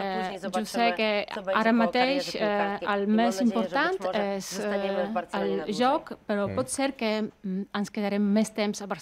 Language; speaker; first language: Catalan; non-native, learner; Polish